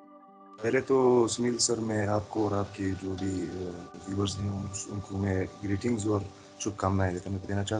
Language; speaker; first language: Hindi; non-native, fluent; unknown